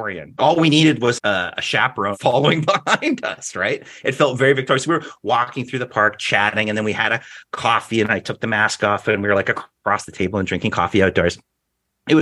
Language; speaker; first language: English; native; English